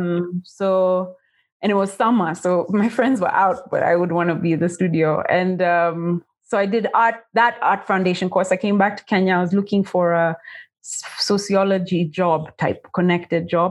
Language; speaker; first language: English; non-native, local second language; Kamba